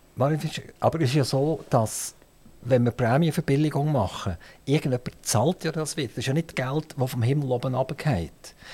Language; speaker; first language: German; native; German